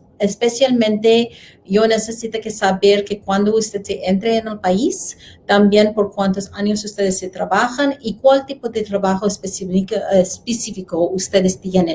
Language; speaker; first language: Spanish; non-native, learner; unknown